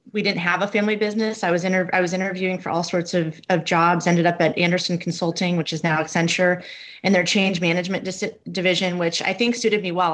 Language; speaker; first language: English; native; English